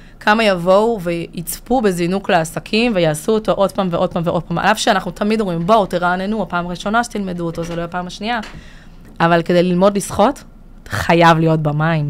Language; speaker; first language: Hebrew; early bilingual, other home language; Russian